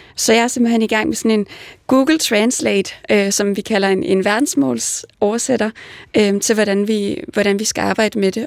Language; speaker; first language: Danish; native; Danish